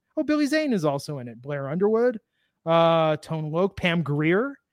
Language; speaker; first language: English; native; English